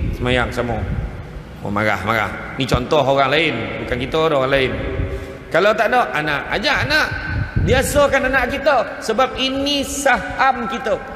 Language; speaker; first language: Malay; native; Malay